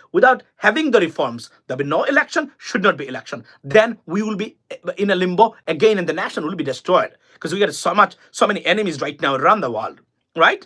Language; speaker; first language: English; non-native, local second language; Bangla